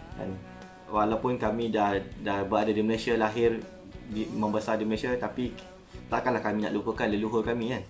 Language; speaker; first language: Malay; native; Malay